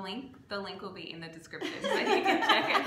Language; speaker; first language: English; native; English